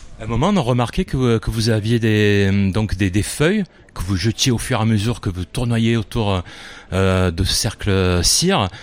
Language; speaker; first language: French; native; French